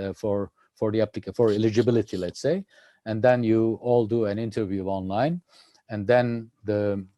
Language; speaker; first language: English; non-native, fluent; Turkish